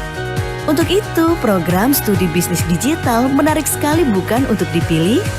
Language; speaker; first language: Indonesian; native; Indonesian